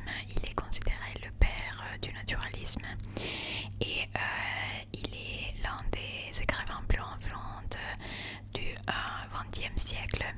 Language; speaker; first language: French; non-native, learner; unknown